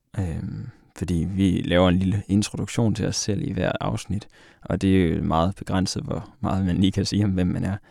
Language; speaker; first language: Danish; native; Danish